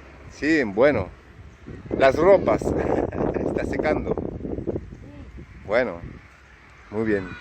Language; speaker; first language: Spanish; non-native, learner; French